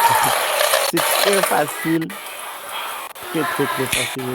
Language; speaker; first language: French; non-native, learner; Haitian Creole